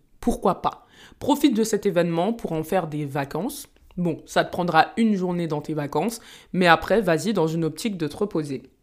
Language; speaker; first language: French; early bilingual, other home language; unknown